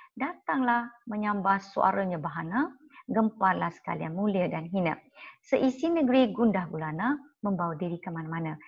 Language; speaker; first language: Malay; non-native, local second language; Chinese